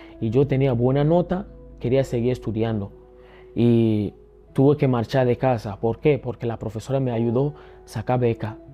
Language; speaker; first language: Spanish; early bilingual, other home language; Akan